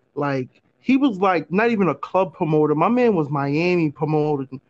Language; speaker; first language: English; native; English